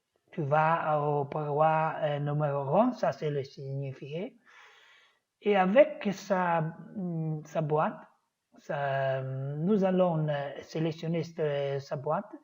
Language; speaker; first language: French; non-native, fluent; Italian